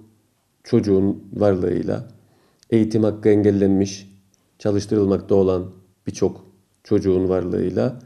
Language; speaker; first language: Turkish; native; Turkish